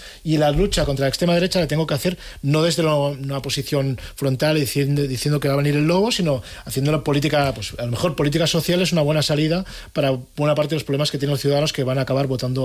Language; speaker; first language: Spanish; native; Spanish